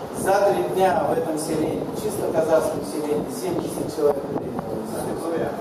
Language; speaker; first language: Russian; non-native, local second language; Kazakh